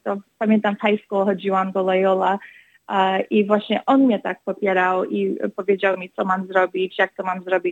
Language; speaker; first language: Polish; early bilingual, other home language; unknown